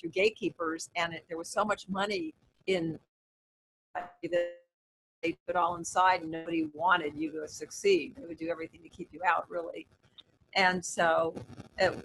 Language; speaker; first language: English; native; English